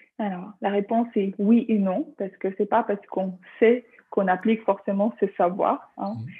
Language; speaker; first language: French; non-native, fluent; Ukrainian